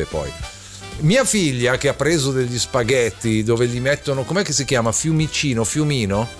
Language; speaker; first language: Italian; native; Italian